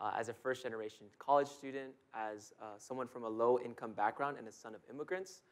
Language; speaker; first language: English; native; English